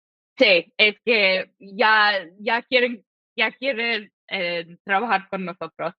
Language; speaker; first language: Spanish; non-native, fluent; English